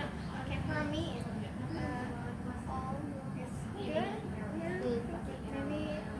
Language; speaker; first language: English; non-native, fluent; Indonesian